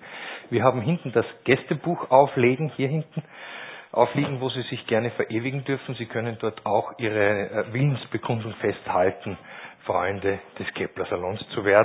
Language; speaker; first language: German; native; German